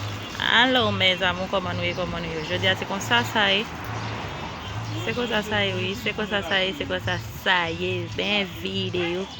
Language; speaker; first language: French; non-native, learner; Haitian Creole